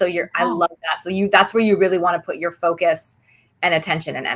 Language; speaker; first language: English; native; English